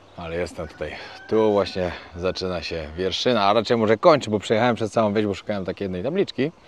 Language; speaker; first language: Polish; native; Polish